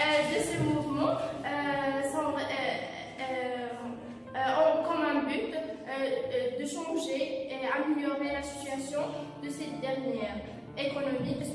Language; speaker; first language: French; non-native, learner; Arabic